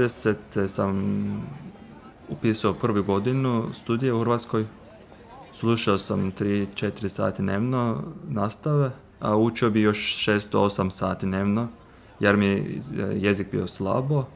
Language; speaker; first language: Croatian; non-native, fluent; Turkish